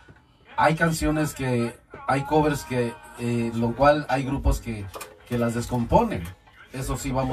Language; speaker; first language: Spanish; native; Spanish